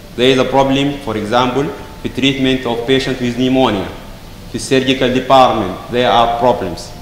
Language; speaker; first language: English; non-native, fluent; Arabic